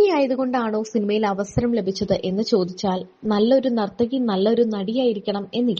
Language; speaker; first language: Malayalam; native; Malayalam